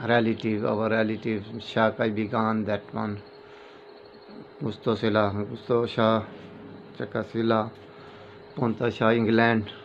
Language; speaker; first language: Filipino; non-native, learner; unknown